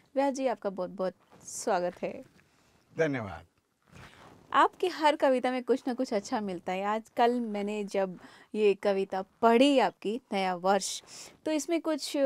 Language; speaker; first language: Hindi; native; Hindi